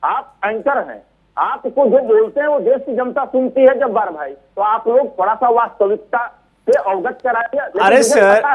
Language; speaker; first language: Hindi; native; Hindi